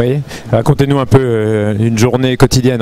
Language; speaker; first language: French; native; French